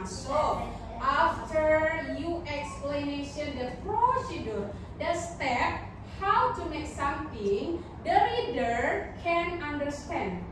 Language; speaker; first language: English; non-native, learner; Indonesian